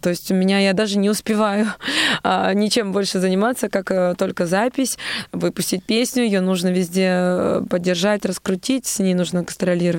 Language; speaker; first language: Russian; native; Russian